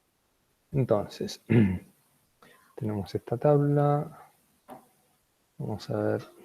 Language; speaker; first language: Spanish; native; Spanish